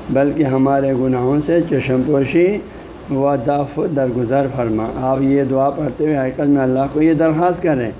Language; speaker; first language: Urdu; non-native, local second language; Balti